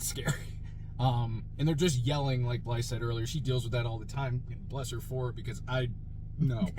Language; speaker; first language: English; native; English